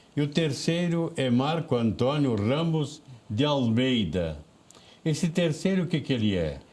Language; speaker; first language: Portuguese; native; Portuguese